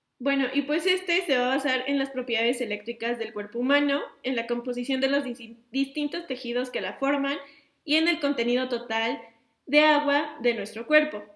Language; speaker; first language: Spanish; native; Spanish